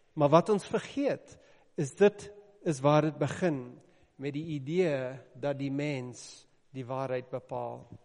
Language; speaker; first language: Afrikaans; non-native, local second language; English